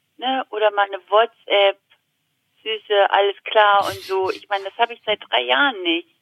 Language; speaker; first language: German; early bilingual, other home language; Italian